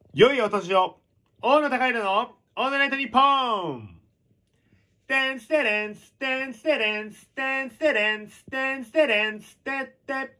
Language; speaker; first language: Japanese; native; Japanese